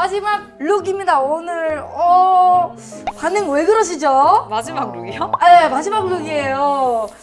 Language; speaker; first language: Korean; non-native, fluent; Thai